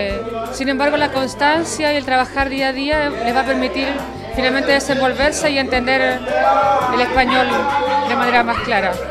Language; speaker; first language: Spanish; native; Spanish